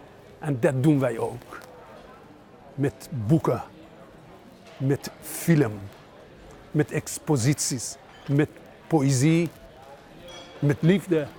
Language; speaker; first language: Dutch; non-native, fluent; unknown